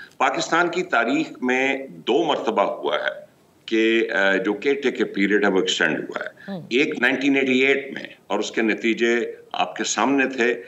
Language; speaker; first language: Urdu; early bilingual, heritage; Urdu